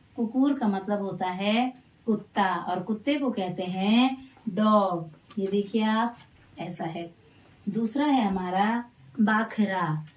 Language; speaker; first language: Hindi; non-native, local second language; Garhwali